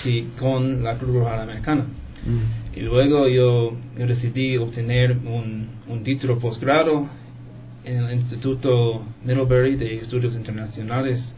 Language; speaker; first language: Spanish; non-native, fluent; English